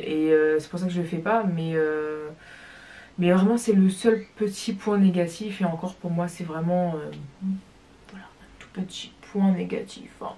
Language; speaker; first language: French; native; French